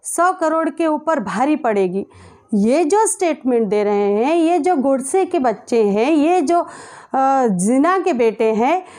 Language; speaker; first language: Hindi; native; Hindi